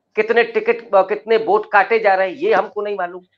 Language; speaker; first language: Hindi; native; Hindi